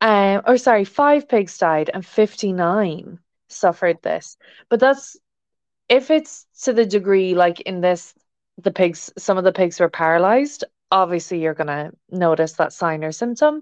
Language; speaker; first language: English; native; English